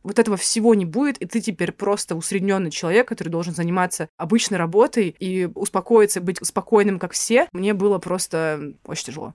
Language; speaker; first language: Russian; native; Russian